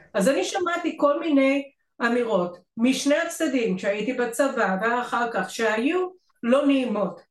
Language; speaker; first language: Hebrew; non-native, fluent; English